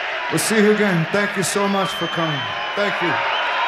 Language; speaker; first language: English; native; English